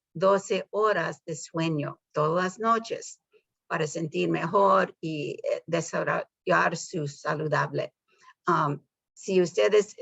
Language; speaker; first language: Spanish; early bilingual, heritage; Spanish